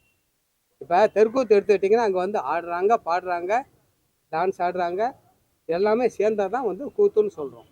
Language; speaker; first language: Tamil; native; Tamil